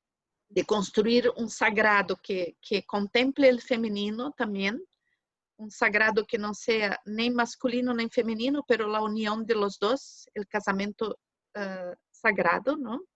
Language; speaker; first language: Spanish; non-native, fluent; Portuguese